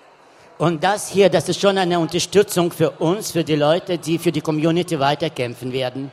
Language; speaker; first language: German; non-native, fluent; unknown